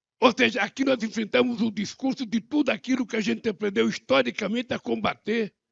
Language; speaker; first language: Portuguese; native; Portuguese